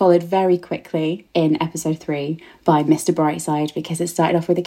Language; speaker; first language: English; native; English